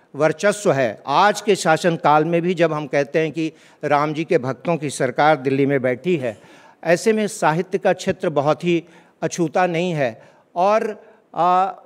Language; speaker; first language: Hindi; native; Hindi